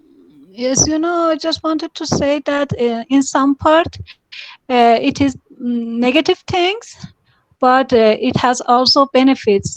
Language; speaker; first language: English; non-native, learner; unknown